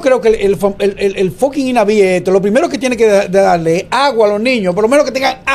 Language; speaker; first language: Spanish; native; Spanish